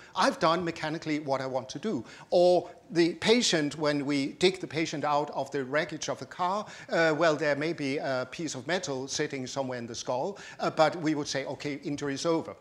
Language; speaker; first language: English; non-native, fluent; Danish